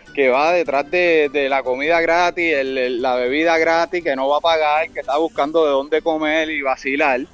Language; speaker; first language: Spanish; native; Spanish